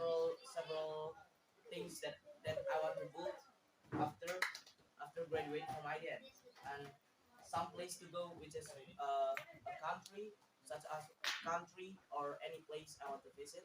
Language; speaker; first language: English; non-native, learner; Indonesian